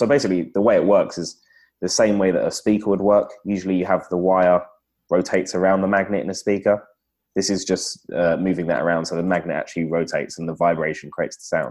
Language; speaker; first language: English; native; English